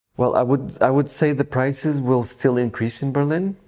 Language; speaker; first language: English; non-native, fluent; Portuguese